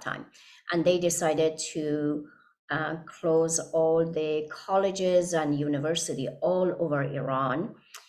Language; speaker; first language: English; non-native, fluent; Persian